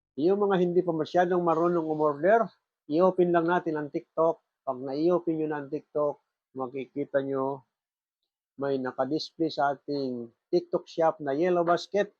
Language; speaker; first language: Filipino; non-native, local second language; Bikol